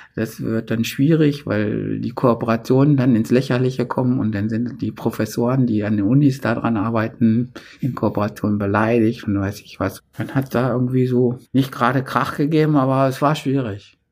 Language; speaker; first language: German; native; German